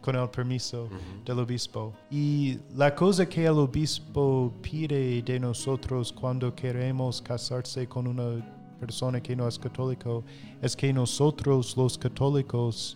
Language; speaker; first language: Spanish; non-native, fluent; English